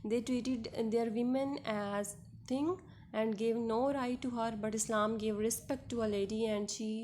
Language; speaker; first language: English; non-native, local second language; Urdu